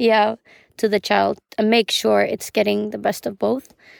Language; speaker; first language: English; non-native, fluent; Icelandic